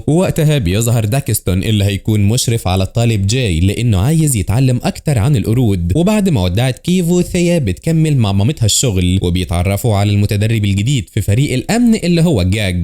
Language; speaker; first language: Arabic; native; Arabic